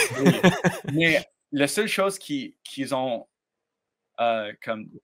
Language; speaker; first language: French; non-native, learner; English